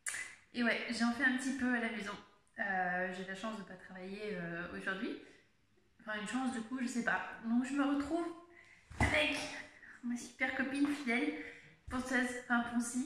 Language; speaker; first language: French; native; French